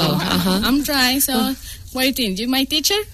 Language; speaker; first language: English; non-native, learner; Spanish